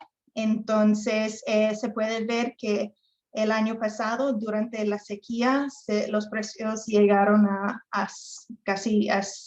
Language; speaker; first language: Spanish; non-native, fluent; English